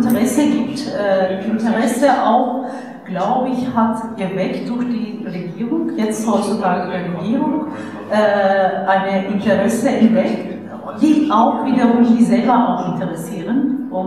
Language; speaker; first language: German; non-native, fluent; Turkish